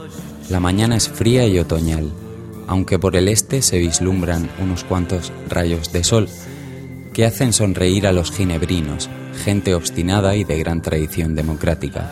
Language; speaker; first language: Spanish; native; Spanish